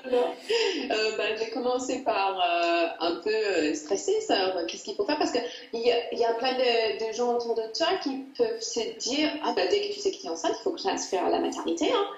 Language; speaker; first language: French; non-native, fluent; English